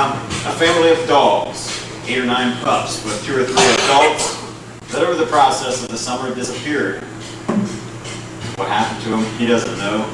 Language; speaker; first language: English; native; English